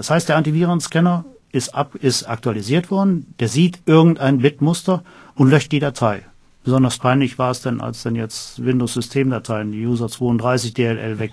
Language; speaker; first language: German; native; German